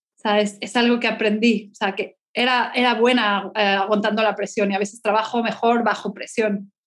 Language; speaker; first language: Spanish; native; Spanish